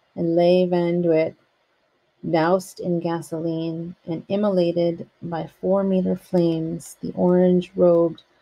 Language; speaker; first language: English; native; English